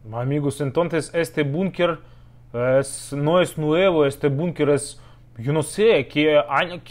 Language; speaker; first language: Spanish; non-native, learner; Russian